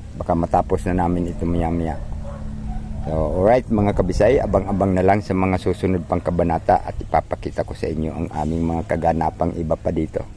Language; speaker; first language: Filipino; native; Filipino